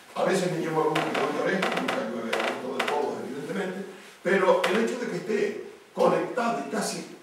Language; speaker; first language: Spanish; native; Spanish